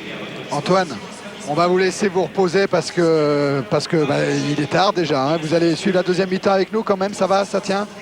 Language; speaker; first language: French; native; French